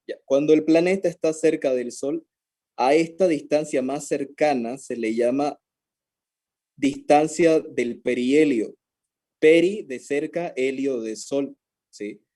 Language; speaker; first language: Spanish; native; Spanish